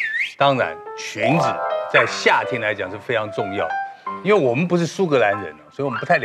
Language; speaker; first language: Chinese; native; Chinese